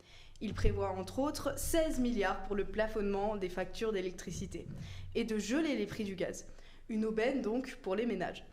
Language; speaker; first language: French; native; French